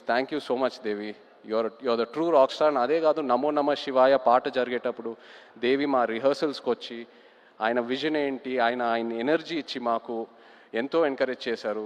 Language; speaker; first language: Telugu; native; Telugu